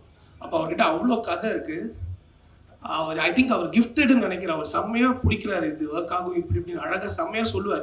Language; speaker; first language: Tamil; non-native, learner; Malayalam